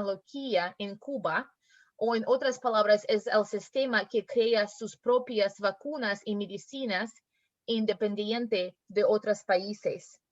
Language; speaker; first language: Spanish; non-native, learner; English